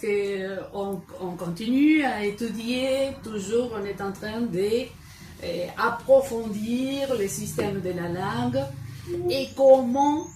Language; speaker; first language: French; non-native, fluent; Spanish